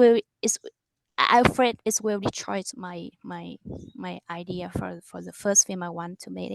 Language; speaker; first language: English; non-native, learner; Vietnamese